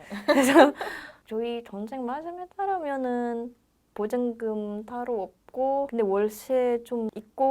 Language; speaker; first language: Korean; non-native, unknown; Indonesian